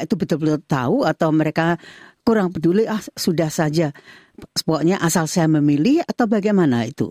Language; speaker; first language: Indonesian; native; Indonesian